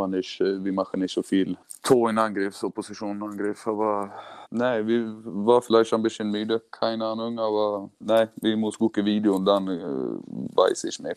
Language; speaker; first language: German; non-native, learner; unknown